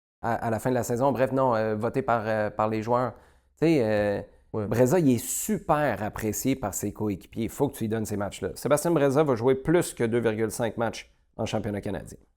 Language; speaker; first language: French; native; French